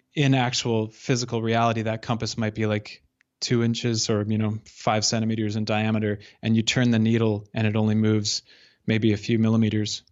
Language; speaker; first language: English; native; English